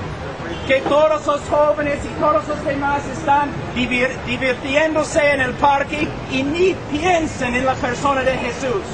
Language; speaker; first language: Spanish; non-native, fluent; English